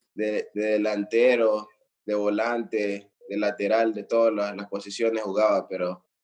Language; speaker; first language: Spanish; native; Spanish